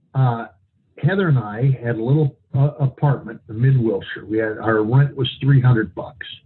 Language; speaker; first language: English; native; English